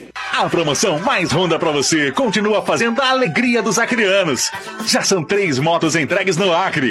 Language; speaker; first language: Portuguese; native; Portuguese